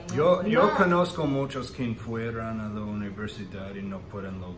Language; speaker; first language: Spanish; non-native, learner; English